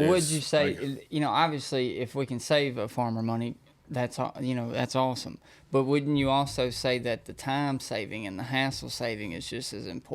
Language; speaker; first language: English; native; English